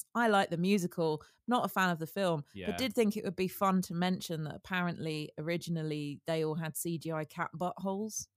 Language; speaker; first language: English; early bilingual, other home language; Italian